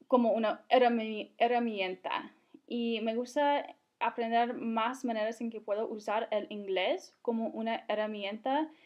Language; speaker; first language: Spanish; non-native, fluent; English